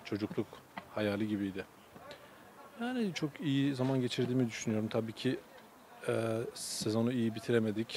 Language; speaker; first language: Turkish; early bilingual, other home language; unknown